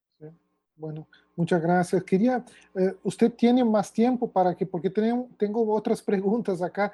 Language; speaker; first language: Spanish; non-native, fluent; Portuguese